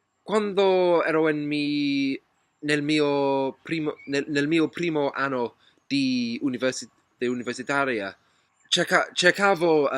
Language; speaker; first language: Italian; non-native, learner; English